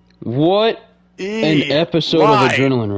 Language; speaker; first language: English; native; English